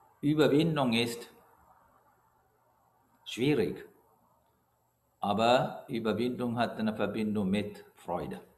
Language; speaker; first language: German; non-native, fluent; Sinhala